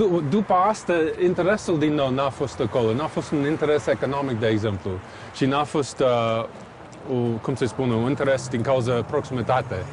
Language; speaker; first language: Romanian; non-native, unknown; English